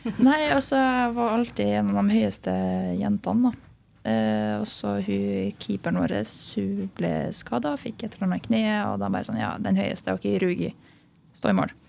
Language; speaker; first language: Norwegian; early bilingual, other home language; Lithuanian